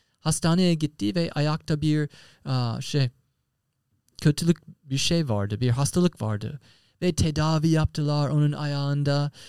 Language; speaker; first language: Turkish; non-native, fluent; English